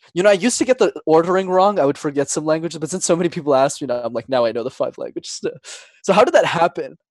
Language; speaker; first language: English; non-native, fluent; Tamil